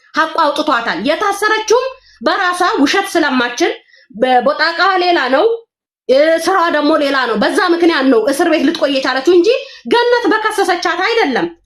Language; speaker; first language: Amharic; non-native, local second language; Oromo